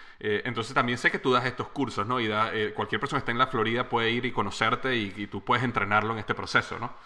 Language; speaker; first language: Spanish; native; Spanish